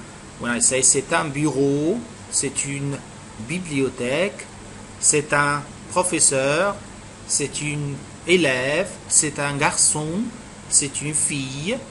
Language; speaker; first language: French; non-native, fluent; Arabic